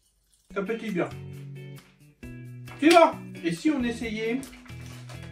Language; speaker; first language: French; native; French